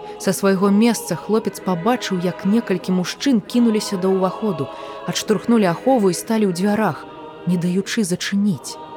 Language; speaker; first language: Belarusian; native; Belarusian